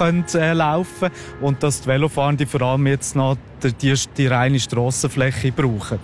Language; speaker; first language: German; native; German